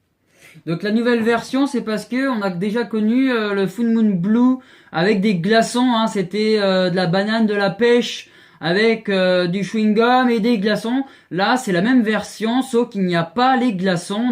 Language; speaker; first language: French; native; French